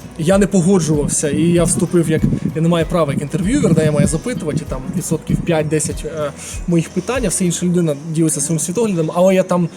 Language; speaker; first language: Ukrainian; non-native, local second language; Russian